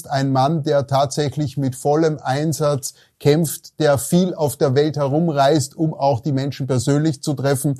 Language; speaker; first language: German; native; German